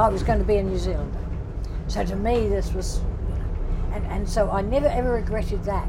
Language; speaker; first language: English; native; English